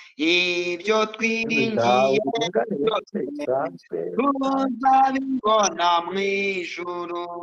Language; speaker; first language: Kinyarwanda; native; Kinyarwanda